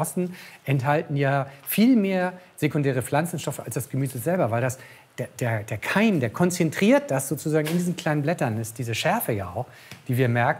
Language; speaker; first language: German; native; German